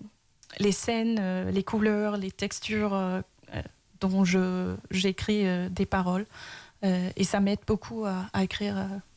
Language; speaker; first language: French; early bilingual, heritage; Danish